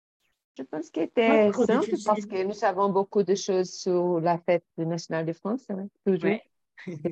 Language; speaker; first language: French; non-native, learner; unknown